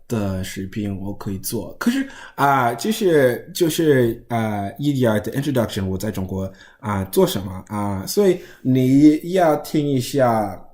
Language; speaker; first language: Chinese; non-native, learner; English